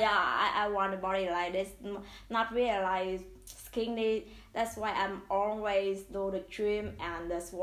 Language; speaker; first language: English; non-native, learner; Vietnamese